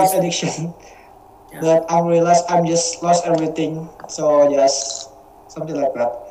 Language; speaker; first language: English; non-native, learner; Indonesian